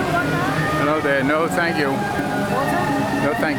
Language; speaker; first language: English; native; English